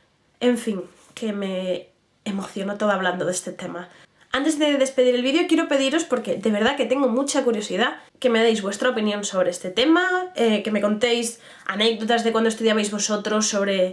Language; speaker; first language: Spanish; native; Spanish